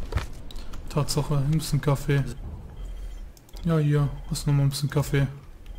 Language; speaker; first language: German; native; German